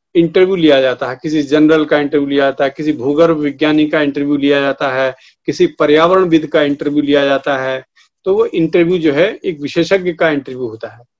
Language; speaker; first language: Hindi; native; Hindi